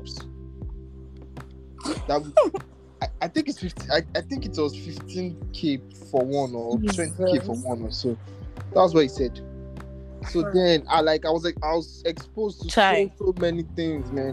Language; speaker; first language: English; non-native, local second language; Yoruba